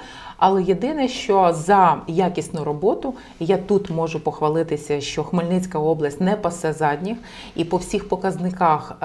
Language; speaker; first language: Ukrainian; native; Ukrainian